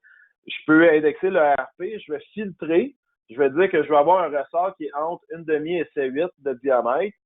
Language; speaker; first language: French; native; French